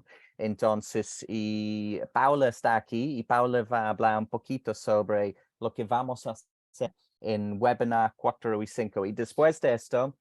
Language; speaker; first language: Spanish; non-native, fluent; English